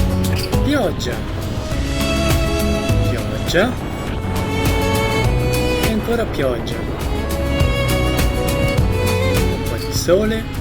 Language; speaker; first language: Italian; native; Italian